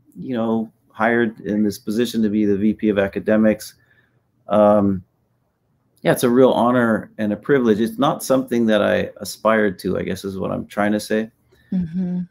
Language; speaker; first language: English; native; English